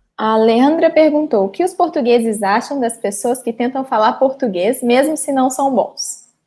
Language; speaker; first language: Portuguese; native; Portuguese